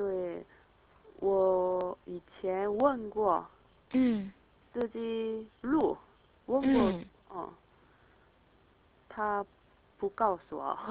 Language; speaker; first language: Chinese; non-native, learner; Korean